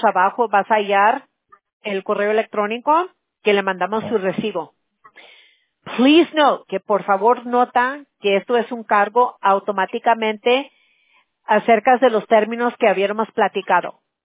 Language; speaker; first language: Spanish; early bilingual, heritage; Spanish